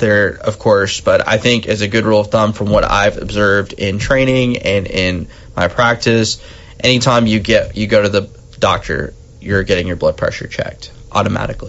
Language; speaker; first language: English; native; English